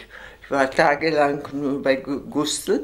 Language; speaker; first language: German; non-native, fluent; Czech